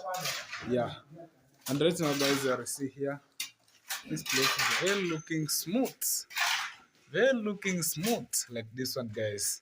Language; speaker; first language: English; non-native, learner; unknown